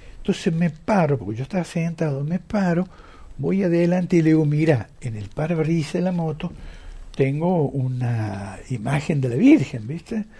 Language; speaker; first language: Spanish; native; Spanish